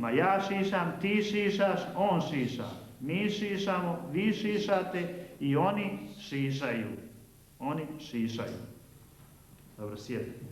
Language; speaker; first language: Bosnian; native; Bosnian